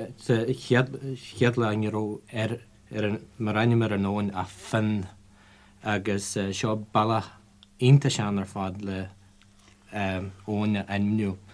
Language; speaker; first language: Irish; native; Irish